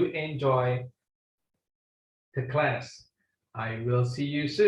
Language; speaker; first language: English; non-native, fluent; Indonesian